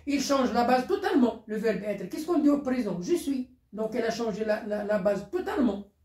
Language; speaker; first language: French; non-native, local second language; Arabic